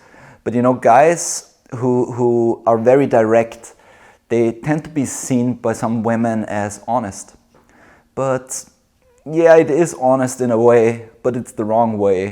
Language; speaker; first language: English; non-native, fluent; German